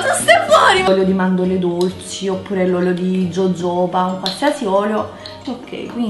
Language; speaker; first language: Italian; native; Italian